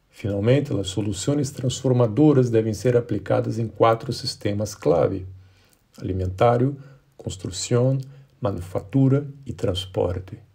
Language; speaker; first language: Portuguese; native; Portuguese